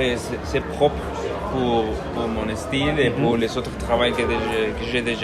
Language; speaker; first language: French; non-native, learner; Spanish